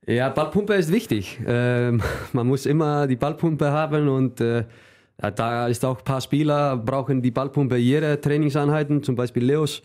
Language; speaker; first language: German; non-native, fluent; Icelandic